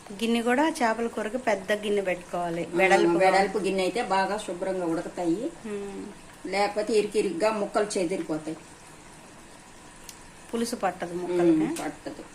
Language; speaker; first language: Telugu; native; Telugu